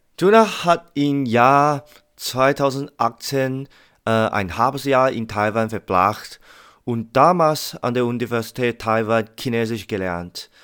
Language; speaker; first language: German; non-native, learner; Chinese